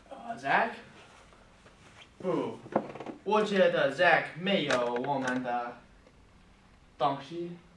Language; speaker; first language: Chinese; non-native, learner; English